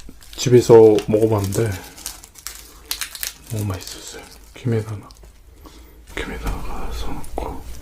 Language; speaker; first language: Korean; non-native, fluent; Indonesian